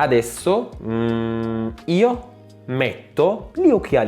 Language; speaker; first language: Italian; non-native, fluent; Arabic